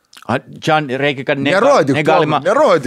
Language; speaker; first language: Lithuanian; non-native, learner; Finnish